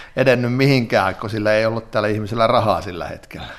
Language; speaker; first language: Finnish; native; Finnish